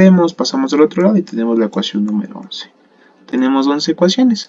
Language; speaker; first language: Spanish; native; Spanish